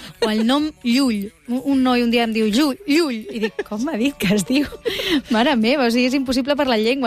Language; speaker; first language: Catalan; non-native, local second language; Spanish